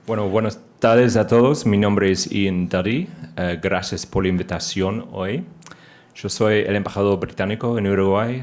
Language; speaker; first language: Spanish; non-native, fluent; English